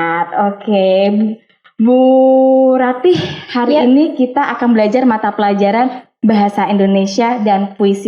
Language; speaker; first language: Indonesian; native; Indonesian